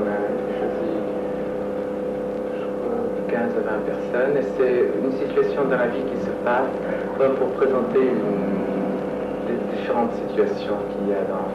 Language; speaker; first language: French; native; French